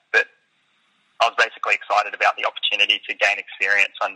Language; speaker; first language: English; native; English